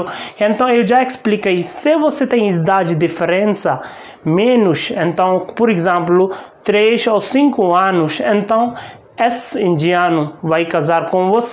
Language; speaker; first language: Portuguese; non-native, learner; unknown